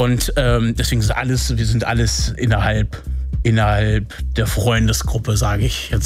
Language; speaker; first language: German; native; German